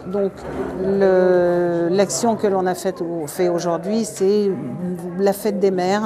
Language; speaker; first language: French; non-native, fluent; Arabic